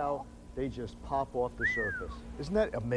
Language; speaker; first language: English; native; English